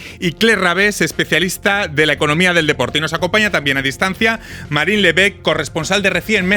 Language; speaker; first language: Spanish; native; Spanish